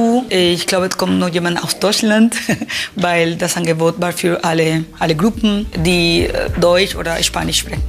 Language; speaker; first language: German; non-native, fluent; Spanish